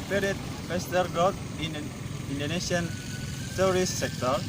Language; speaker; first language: English; non-native, learner; Indonesian